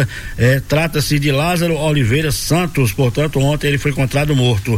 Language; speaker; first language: Portuguese; native; Portuguese